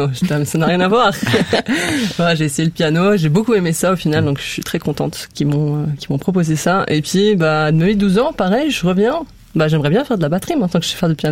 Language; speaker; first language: French; native; French